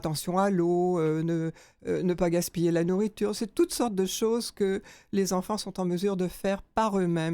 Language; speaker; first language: French; native; French